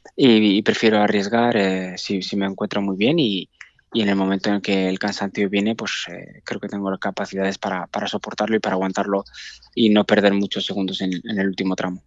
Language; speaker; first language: Spanish; early bilingual, other home language; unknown